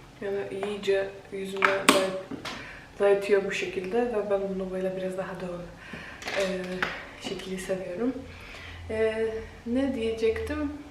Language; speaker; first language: Turkish; non-native, fluent; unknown